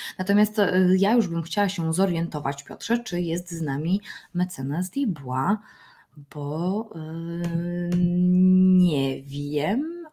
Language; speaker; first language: Polish; native; Polish